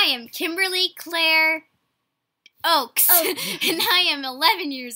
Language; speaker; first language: English; native; English